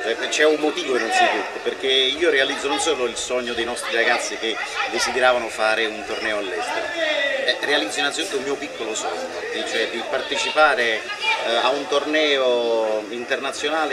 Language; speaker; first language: Italian; native; Italian